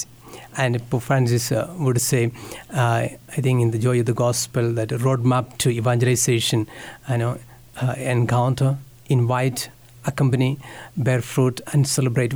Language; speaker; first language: English; non-native, local second language; Malayalam